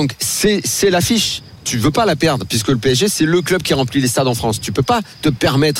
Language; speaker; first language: French; native; French